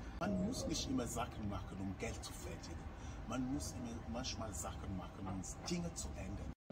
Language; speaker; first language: German; non-native, fluent; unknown